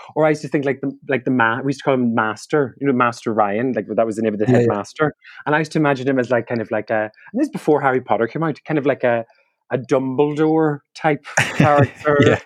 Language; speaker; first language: English; native; English